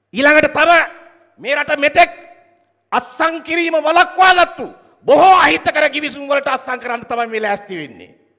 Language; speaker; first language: Sinhala; native; Sinhala